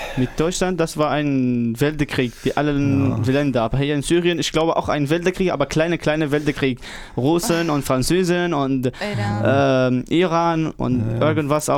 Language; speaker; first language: German; non-native, learner; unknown